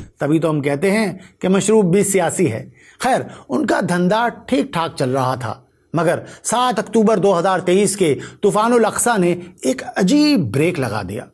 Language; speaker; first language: Urdu; native; Urdu